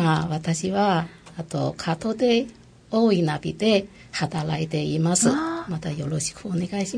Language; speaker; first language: Japanese; non-native, local second language; Chinese